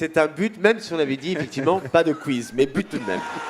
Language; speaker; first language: French; native; French